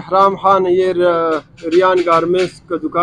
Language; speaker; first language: Hindi; non-native, local second language; Pashto